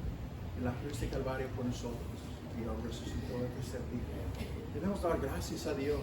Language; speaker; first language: Spanish; non-native, fluent; English